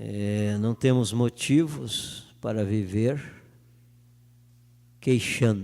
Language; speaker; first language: Portuguese; native; Portuguese